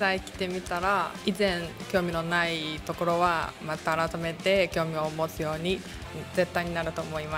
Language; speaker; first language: Japanese; non-native, learner; Chinese